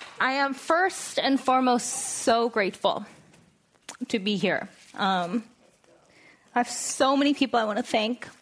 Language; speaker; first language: English; non-native, fluent; Korean